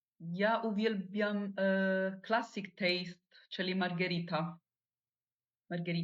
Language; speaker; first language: Polish; non-native, learner; Italian